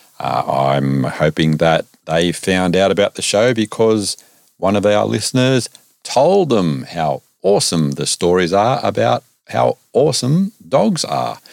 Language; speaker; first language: English; native; English